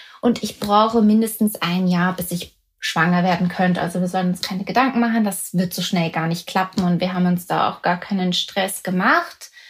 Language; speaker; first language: German; native; German